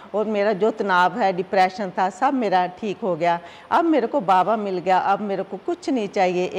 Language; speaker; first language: Hindi; native; Hindi